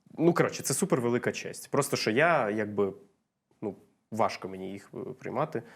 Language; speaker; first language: Ukrainian; non-native, local second language; Russian